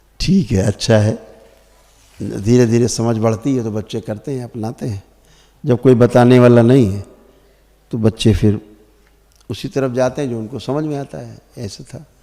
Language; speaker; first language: Hindi; native; Hindi